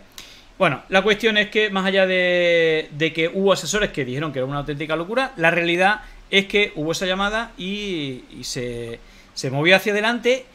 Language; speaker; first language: Spanish; native; Spanish